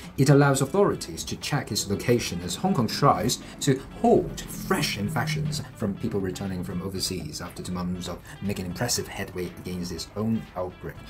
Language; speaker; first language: English; non-native, local second language; Cantonese